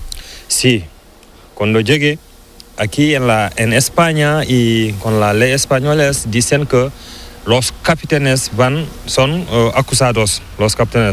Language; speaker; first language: Spanish; non-native, learner; Fula